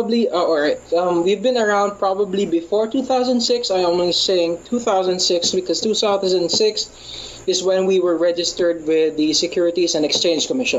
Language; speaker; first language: English; non-native, local second language; Hiligaynon